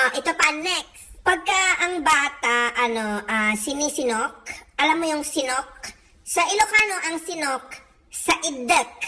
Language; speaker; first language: Filipino; non-native, local second language; Iloko